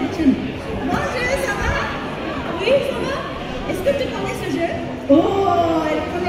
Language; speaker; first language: French; non-native, learner; Japanese